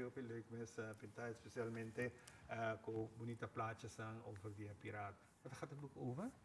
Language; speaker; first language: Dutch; non-native, local second language; Papiamento